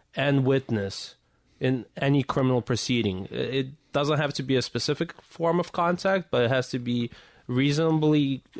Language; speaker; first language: English; early bilingual, other home language; Russian